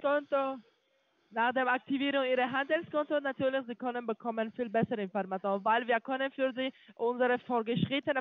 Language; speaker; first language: German; non-native, learner; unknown